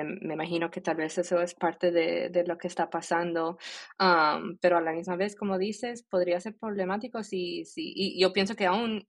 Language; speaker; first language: Spanish; early bilingual, heritage; Spanish